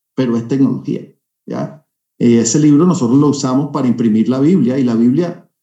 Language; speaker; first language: Spanish; native; Spanish